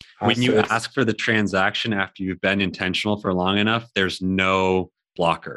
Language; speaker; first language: English; native; English